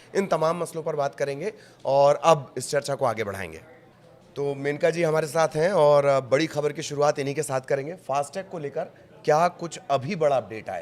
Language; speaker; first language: Hindi; native; Hindi